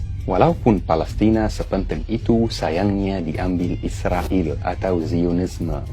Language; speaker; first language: Indonesian; non-native, fluent; Arabic